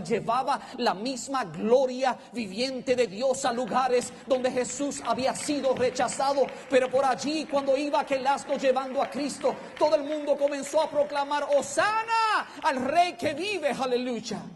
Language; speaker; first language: Spanish; native; Spanish